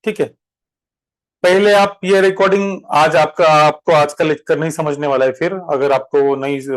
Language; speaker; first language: Hindi; non-native, local second language; Marathi